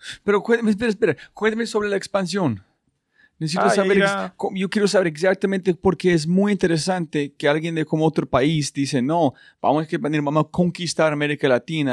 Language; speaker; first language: Spanish; non-native, fluent; English